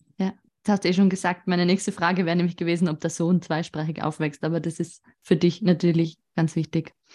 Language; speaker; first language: German; native; German